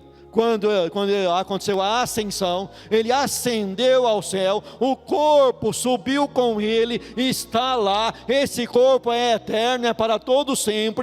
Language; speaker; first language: Portuguese; native; Portuguese